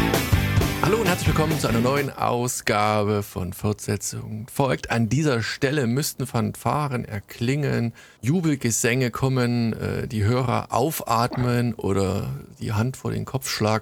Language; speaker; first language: German; native; German